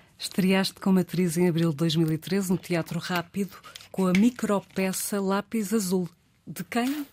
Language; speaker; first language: Portuguese; native; Portuguese